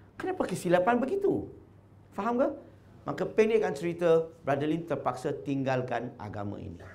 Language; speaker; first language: Malay; non-native, local second language; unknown